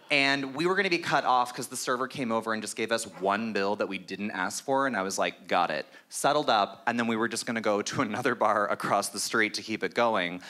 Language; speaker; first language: English; native; English